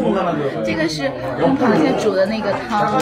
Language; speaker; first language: Chinese; native; Chinese